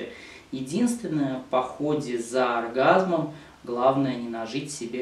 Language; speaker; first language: Russian; native; Russian